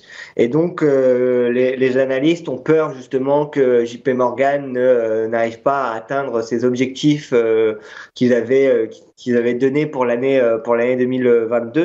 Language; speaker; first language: French; native; French